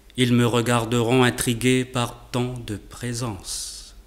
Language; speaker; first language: French; native; French